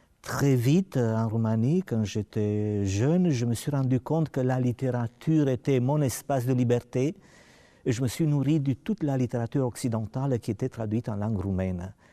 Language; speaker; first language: French; non-native, fluent; Romanian